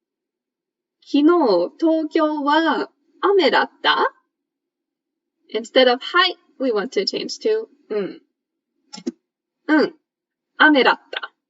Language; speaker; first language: Japanese; non-native, fluent; English